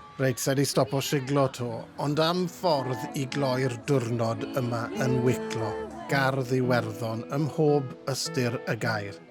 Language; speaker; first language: Welsh; native; Welsh